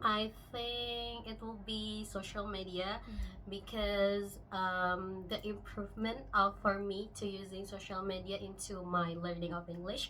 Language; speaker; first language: English; non-native, local second language; Indonesian